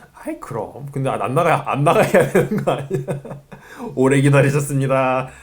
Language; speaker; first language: Korean; native; Korean